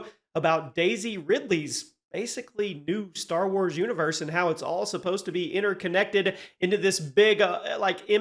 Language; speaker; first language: English; native; English